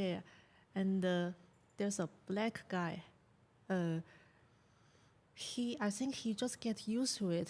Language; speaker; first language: English; non-native, learner; Chinese